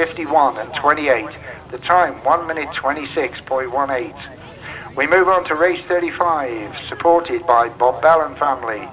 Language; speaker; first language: English; native; English